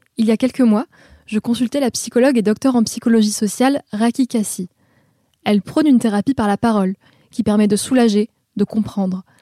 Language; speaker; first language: French; native; French